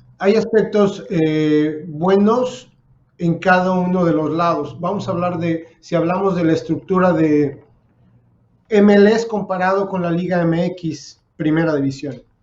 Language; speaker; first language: Spanish; native; Spanish